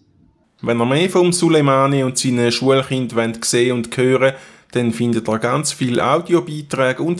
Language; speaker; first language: German; native; German